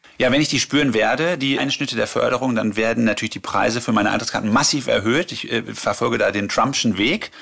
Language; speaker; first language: German; native; German